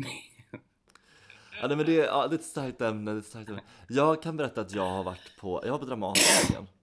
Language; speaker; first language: Swedish; native; Swedish